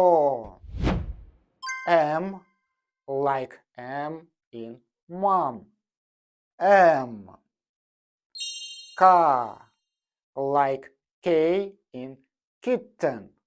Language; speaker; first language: English; non-native, fluent; Russian